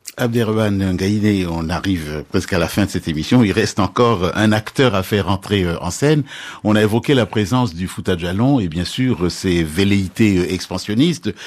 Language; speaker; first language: French; non-native, local second language; Lingala